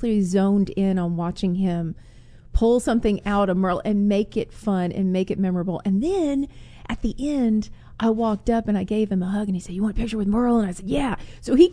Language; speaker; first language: English; native; English